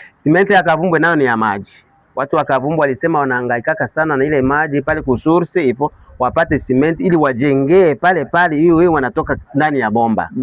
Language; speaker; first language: Swahili; native; Swahili